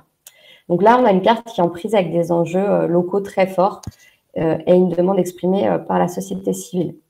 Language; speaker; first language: French; native; French